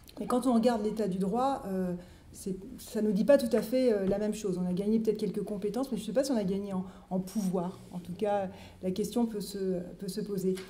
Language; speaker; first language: French; native; French